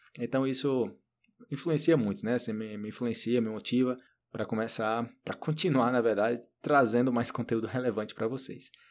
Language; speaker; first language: Portuguese; native; Portuguese